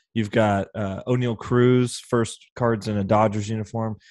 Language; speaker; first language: English; native; English